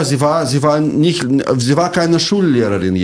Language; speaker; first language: German; non-native, fluent; Russian